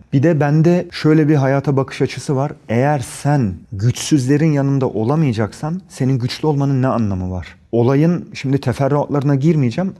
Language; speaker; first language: Turkish; early bilingual, heritage; Turkish